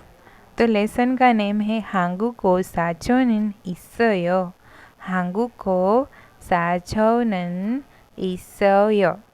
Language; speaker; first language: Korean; non-native, fluent; Hindi